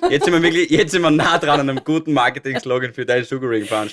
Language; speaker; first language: German; native; German